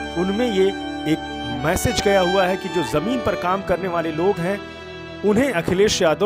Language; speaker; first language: Hindi; native; Hindi